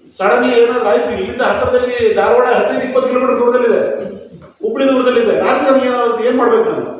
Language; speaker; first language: Kannada; non-native, local second language; Konkani